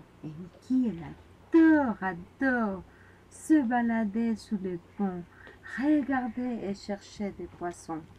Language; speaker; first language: French; non-native, fluent; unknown